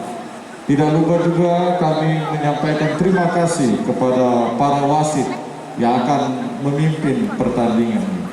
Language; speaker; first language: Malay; non-native, local second language; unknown